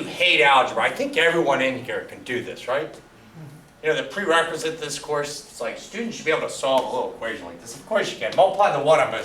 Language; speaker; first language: English; native; English